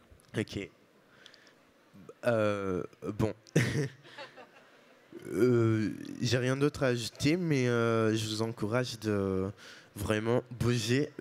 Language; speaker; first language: French; non-native, fluent; Portuguese